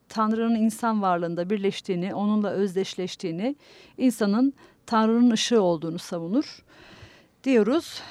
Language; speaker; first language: Turkish; native; Turkish